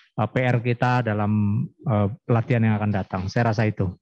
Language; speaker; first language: Indonesian; native; Indonesian